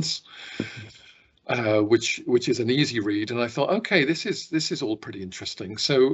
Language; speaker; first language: English; native; English